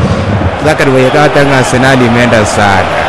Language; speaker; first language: Swahili; non-native, local second language; Gusii